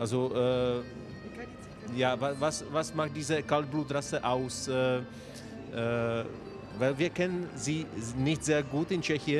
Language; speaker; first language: German; non-native, local second language; Czech